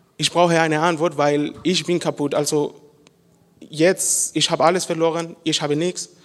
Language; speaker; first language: German; non-native, learner; Spanish